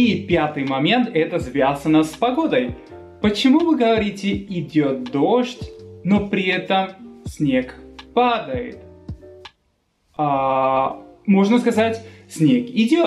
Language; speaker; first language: Russian; non-native, fluent; Spanish